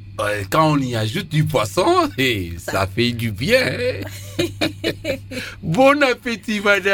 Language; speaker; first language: French; non-native, local second language; Lingala